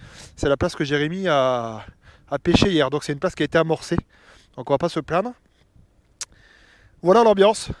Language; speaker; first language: French; native; French